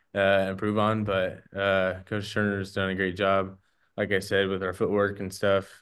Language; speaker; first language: English; native; English